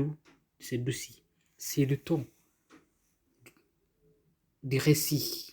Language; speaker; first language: French; non-native, fluent; Tigrinya